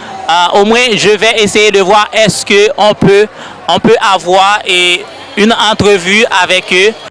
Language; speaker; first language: French; native; French